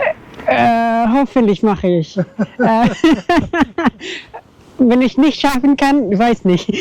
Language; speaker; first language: German; non-native, learner; Khmer